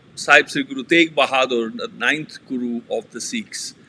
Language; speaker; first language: English; non-native, local second language; Punjabi